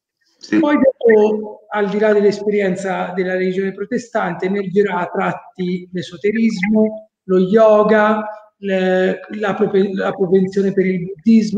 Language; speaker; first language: Italian; native; Italian